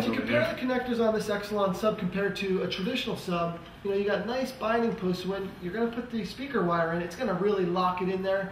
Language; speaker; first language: English; native; English